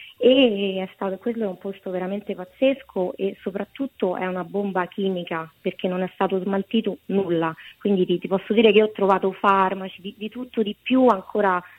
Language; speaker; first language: Italian; native; Italian